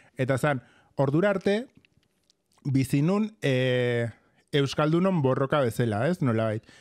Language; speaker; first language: Basque; non-native, local second language; Spanish